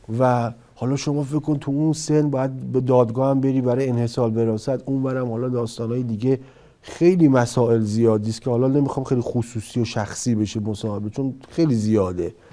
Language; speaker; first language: Persian; early bilingual, heritage; Persian